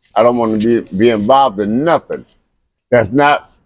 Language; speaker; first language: English; native; English